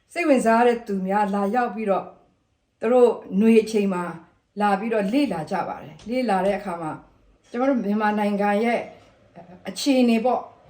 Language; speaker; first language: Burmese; non-native, local second language; S'gaw Karen